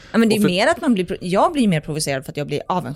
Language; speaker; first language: Swedish; native; Swedish